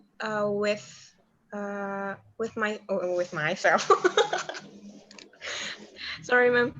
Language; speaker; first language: English; non-native, learner; Indonesian